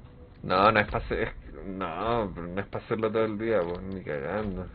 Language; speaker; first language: Spanish; native; Spanish